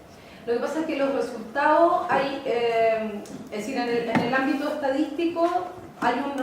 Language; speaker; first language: Spanish; native; Spanish